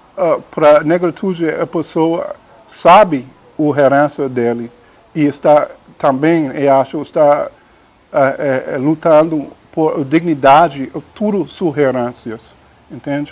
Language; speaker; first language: Portuguese; non-native, learner; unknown